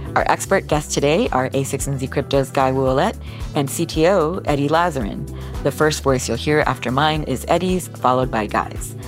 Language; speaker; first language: English; native; English